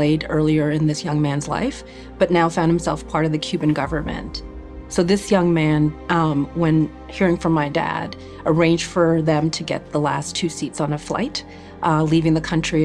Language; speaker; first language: English; native; English